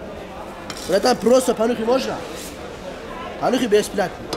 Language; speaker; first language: Russian; non-native, local second language; Uzbek